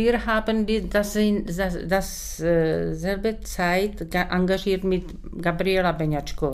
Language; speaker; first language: German; non-native, learner; Czech